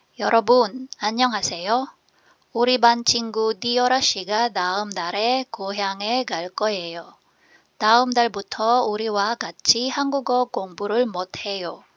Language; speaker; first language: Korean; non-native, fluent; Filipino